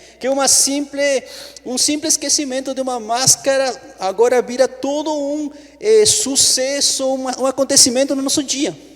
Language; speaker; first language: Portuguese; non-native, fluent; Spanish